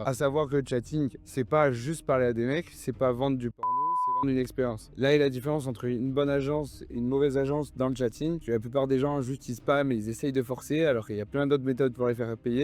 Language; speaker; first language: French; native; French